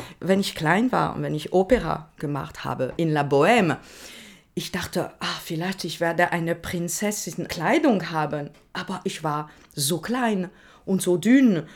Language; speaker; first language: German; non-native, learner; French